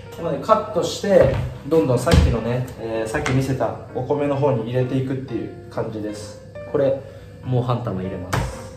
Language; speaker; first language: Japanese; native; Japanese